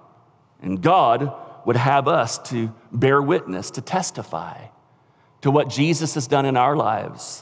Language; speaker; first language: English; native; English